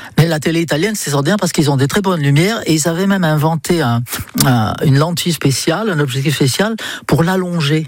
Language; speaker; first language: French; non-native, fluent; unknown